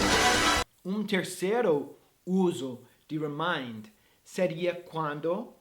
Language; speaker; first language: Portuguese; non-native, fluent; English